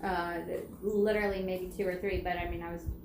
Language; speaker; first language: English; native; English